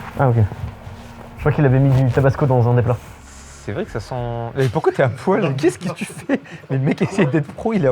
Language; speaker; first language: French; native; French